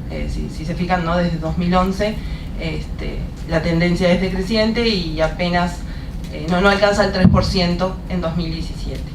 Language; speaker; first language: Spanish; native; Spanish